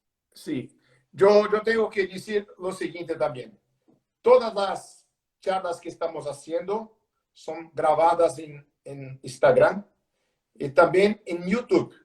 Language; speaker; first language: Spanish; non-native, learner; Portuguese